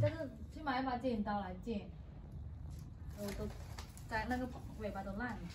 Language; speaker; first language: Chinese; native; Chinese